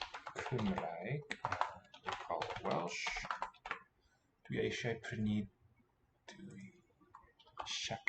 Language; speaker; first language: Welsh; non-native, learner; English